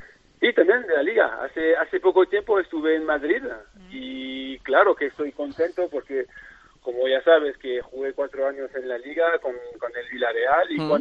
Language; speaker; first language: Spanish; non-native, fluent; French